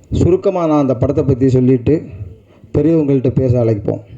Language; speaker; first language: Tamil; native; Tamil